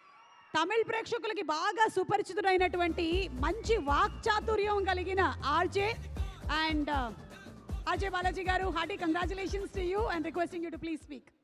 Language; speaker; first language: Telugu; native; Telugu